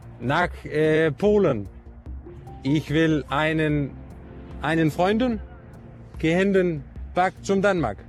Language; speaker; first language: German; non-native, learner; Danish